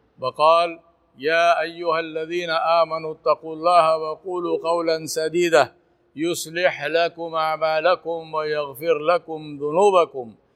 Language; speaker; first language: Arabic; non-native, fluent; Urdu